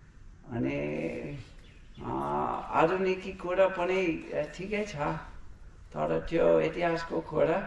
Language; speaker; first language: Nepali; non-native, fluent; English